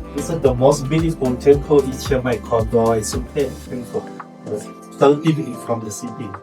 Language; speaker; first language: English; non-native, learner; Thai